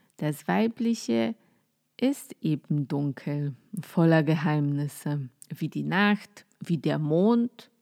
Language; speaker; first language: German; non-native, fluent; Polish